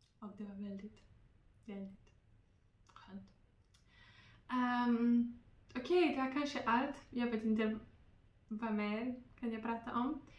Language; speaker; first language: Swedish; non-native, learner; Polish